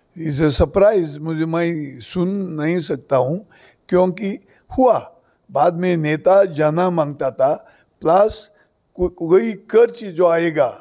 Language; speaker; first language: Hindi; non-native, local second language; Konkani